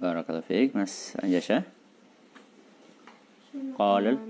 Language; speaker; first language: Indonesian; native; Indonesian